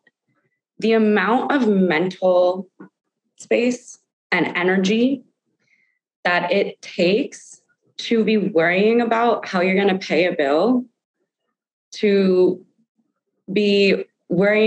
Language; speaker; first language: English; native; English